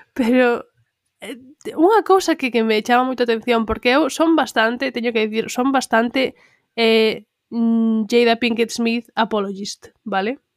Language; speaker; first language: Galician; non-native, local second language; Spanish